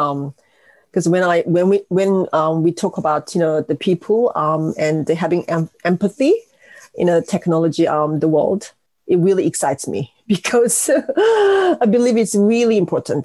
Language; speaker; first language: English; non-native, fluent; Korean